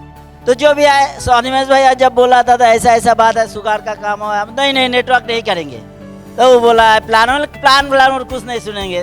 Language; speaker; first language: Hindi; non-native, local second language; Bangla